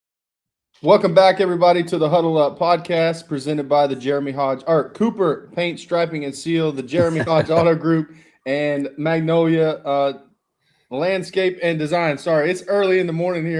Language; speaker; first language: English; native; English